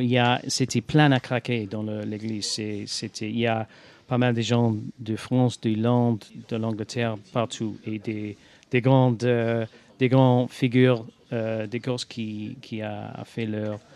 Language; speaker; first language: French; non-native, fluent; English